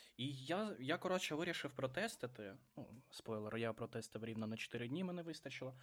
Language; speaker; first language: Ukrainian; non-native, local second language; Russian